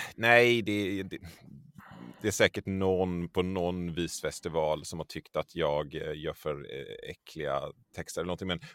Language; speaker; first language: Swedish; native; Swedish